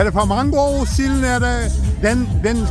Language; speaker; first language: Danish; non-native, fluent; Pashto